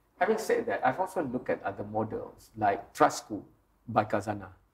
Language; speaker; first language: English; non-native, local second language; Malay